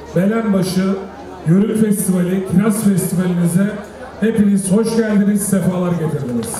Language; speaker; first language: Turkish; native; Turkish